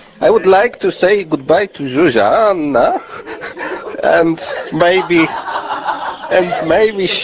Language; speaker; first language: English; non-native, learner; Polish